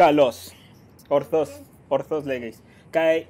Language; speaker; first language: Greek; non-native, fluent; Spanish